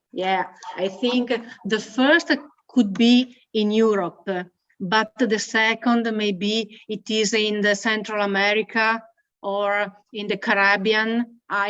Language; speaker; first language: English; non-native, learner; Italian